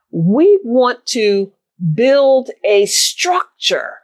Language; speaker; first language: English; native; English